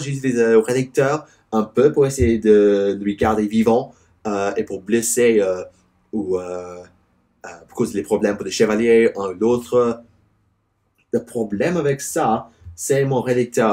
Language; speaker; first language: French; non-native, learner; English